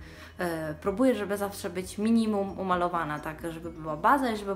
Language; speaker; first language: Polish; early bilingual, heritage; Polish